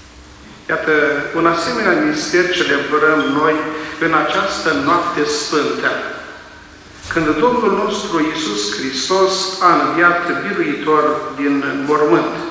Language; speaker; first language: Romanian; native; Romanian